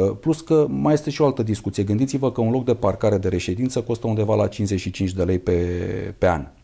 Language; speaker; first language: Romanian; native; Romanian